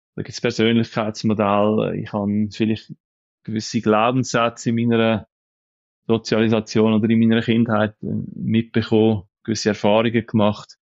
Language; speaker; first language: German; native; German